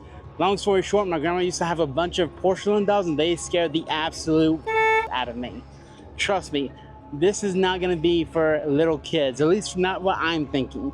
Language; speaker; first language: English; native; English